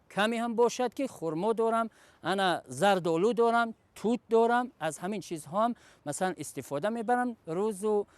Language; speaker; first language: Tajik; non-native, local second language; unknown